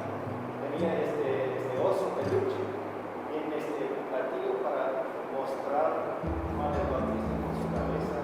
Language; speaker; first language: Spanish; non-native, fluent; English